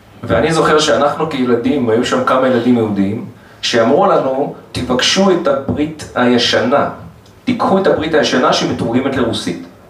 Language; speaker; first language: Hebrew; non-native, fluent; Russian